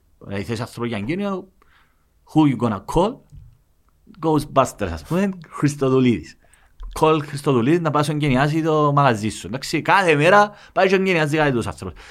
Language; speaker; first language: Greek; native; Greek